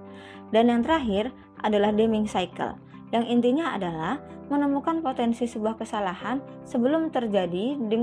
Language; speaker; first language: Indonesian; native; Indonesian